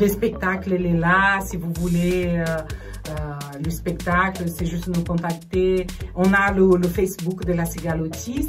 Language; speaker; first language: French; non-native, fluent; Portuguese